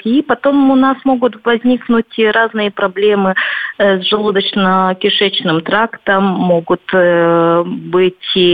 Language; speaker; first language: Russian; non-native, local second language; Romanian